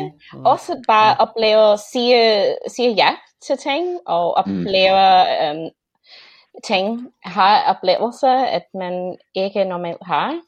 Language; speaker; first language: Danish; non-native, fluent; English